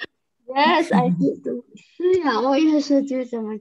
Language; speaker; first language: Chinese; non-native, fluent; Indonesian